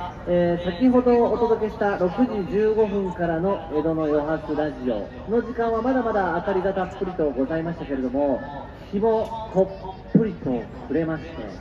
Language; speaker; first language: Japanese; native; Japanese